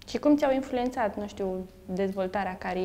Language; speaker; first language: Romanian; native; Romanian